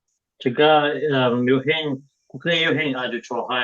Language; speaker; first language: Korean; non-native, learner; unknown